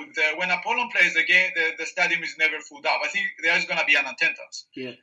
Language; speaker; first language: English; non-native, fluent; Greek